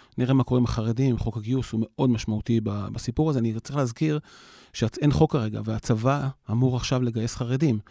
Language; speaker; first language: Hebrew; native; Hebrew